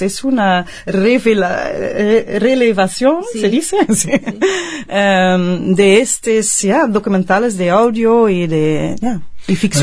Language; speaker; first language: Spanish; non-native, fluent; Dutch